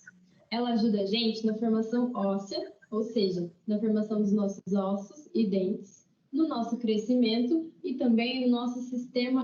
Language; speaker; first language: Portuguese; native; Portuguese